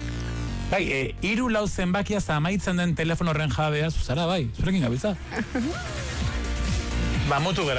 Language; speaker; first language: Basque; native; Basque